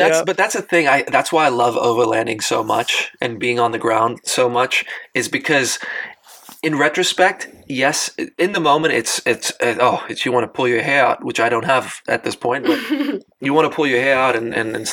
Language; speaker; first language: English; non-native, local second language; Afrikaans